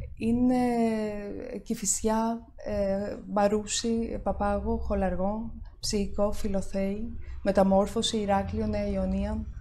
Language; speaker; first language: Greek; early bilingual, heritage; Greek